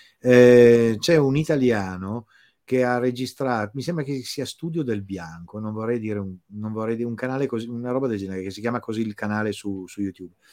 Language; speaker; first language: Italian; native; Italian